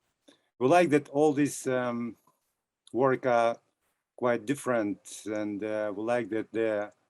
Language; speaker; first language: English; non-native, fluent; Russian